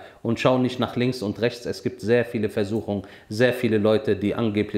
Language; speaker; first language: German; native; German